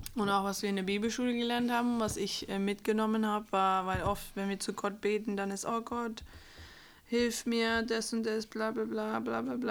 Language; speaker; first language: German; non-native, fluent; English